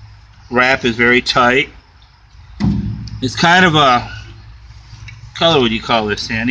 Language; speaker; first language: English; native; English